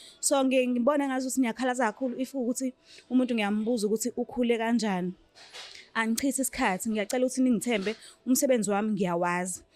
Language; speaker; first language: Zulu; native; Zulu